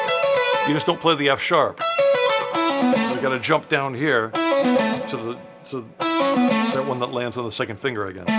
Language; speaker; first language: English; native; English